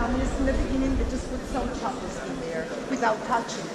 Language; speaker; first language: English; non-native, fluent; Spanish